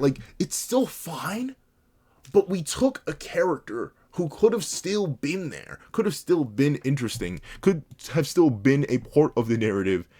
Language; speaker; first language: English; native; English